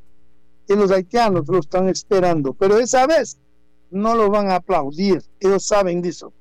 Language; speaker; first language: Spanish; non-native, fluent; Haitian Creole